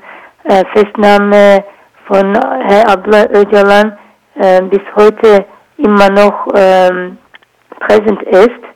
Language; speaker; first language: German; non-native, learner; Kurdish